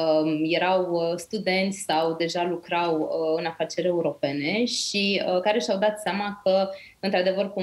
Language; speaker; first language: Romanian; native; Romanian